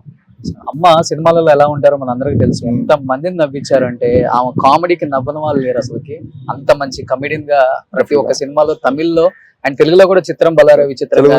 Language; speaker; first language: Telugu; native; Telugu